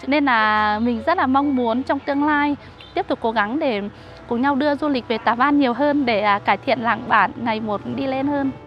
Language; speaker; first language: Vietnamese; non-native, local second language; Hmong